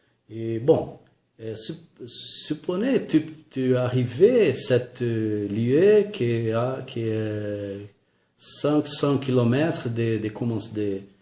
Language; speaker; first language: French; non-native, learner; Portuguese